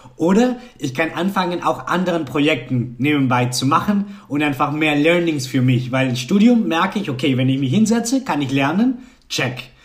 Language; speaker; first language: German; non-native, fluent; Spanish